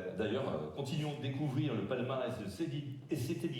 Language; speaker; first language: French; native; French